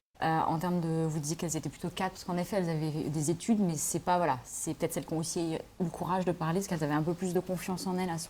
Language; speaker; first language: French; native; French